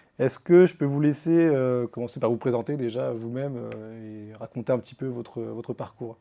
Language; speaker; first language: French; native; French